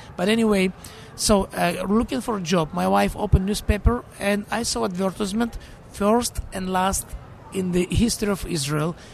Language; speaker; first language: English; non-native, fluent; Russian